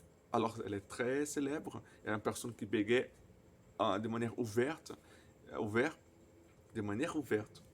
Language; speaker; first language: French; non-native, fluent; Portuguese